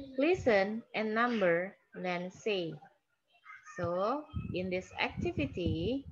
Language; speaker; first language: English; non-native, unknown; Indonesian